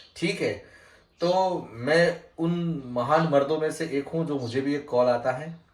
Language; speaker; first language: Hindi; non-native, local second language; Gujarati